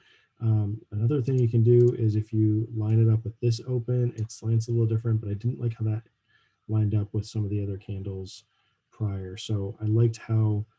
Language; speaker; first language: English; native; English